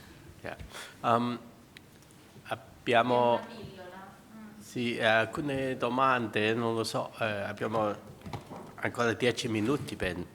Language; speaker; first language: Italian; non-native, fluent; Chinese